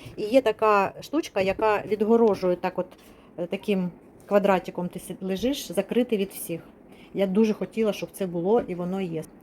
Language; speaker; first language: Ukrainian; non-native, local second language; Russian